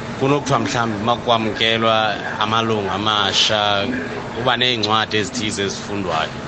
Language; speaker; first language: Zulu; non-native, fluent; Nyanja